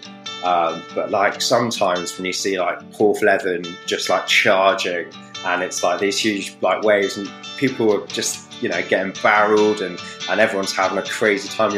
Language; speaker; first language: English; native; English